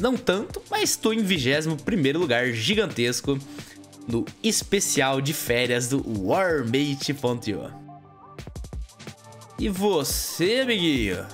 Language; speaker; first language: Portuguese; native; Portuguese